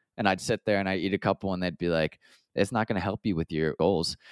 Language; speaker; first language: English; native; English